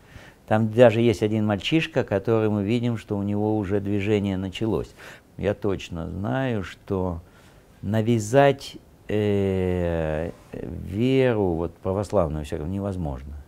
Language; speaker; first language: Russian; native; Russian